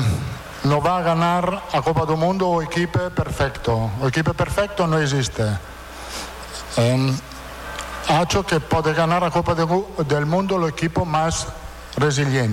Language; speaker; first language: Portuguese; non-native, fluent; Italian